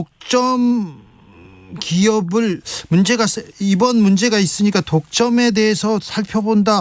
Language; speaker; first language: Korean; native; Korean